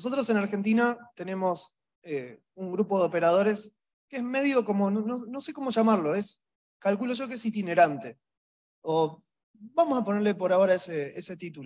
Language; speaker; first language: Spanish; native; Spanish